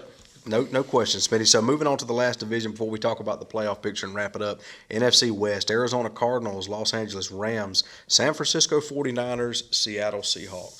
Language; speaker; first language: English; native; English